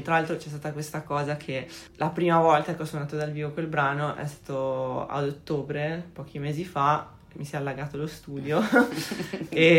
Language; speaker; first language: Italian; native; Italian